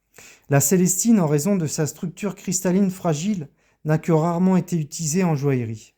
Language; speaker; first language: French; native; French